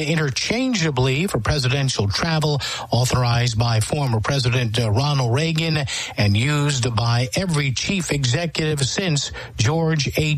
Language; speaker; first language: English; native; English